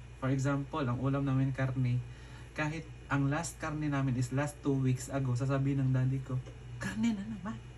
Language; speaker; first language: Filipino; non-native, local second language; Iloko